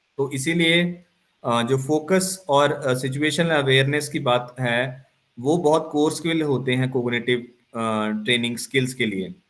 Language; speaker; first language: Hindi; non-native, local second language; Punjabi